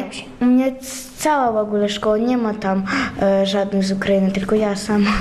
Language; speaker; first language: Polish; early bilingual, other home language; Ukrainian